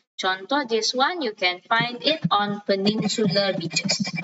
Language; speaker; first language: English; non-native, local second language; Malay